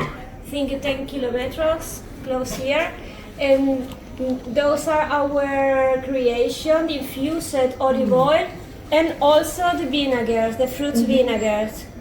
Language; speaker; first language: English; non-native, learner; French